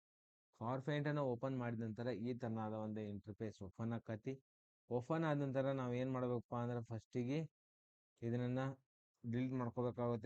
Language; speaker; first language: Kannada; native; Kannada